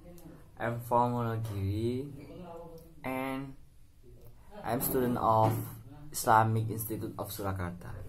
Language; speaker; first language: English; non-native, learner; Indonesian